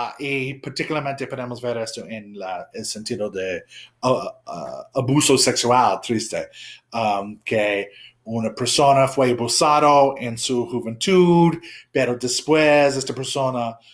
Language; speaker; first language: Spanish; non-native, fluent; English